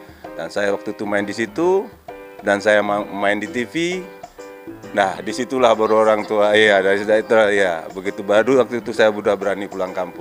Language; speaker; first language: Indonesian; non-native, local second language; Minangkabau